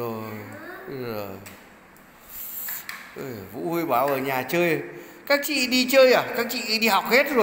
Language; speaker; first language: Vietnamese; native; Vietnamese